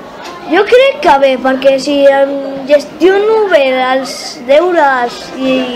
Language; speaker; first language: Catalan; non-native, local second language; Spanish